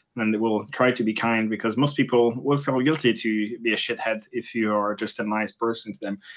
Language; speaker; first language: English; non-native, fluent; French